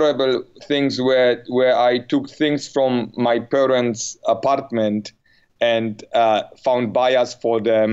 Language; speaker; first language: English; non-native, fluent; Polish